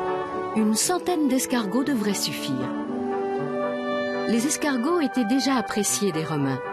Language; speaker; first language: French; native; French